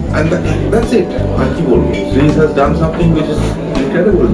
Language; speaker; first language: English; non-native, local second language; Bangla